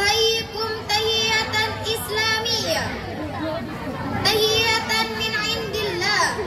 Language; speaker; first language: Arabic; non-native, learner; Indonesian